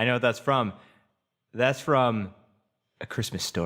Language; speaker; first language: English; native; English